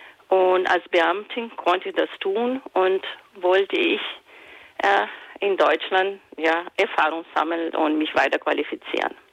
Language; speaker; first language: German; non-native, fluent; Portuguese